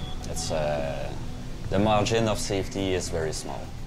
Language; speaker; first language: English; non-native, fluent; French